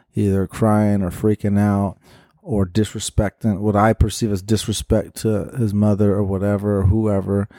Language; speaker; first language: English; native; English